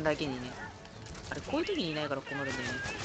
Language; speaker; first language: Japanese; native; Japanese